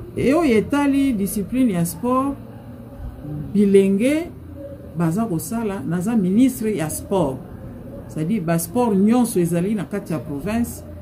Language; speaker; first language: Lingala; non-native, local second language; Luba-Lulua